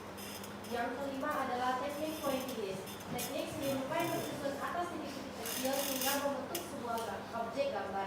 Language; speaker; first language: Indonesian; native; Indonesian